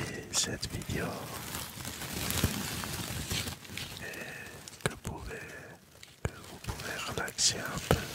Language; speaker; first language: French; non-native, learner; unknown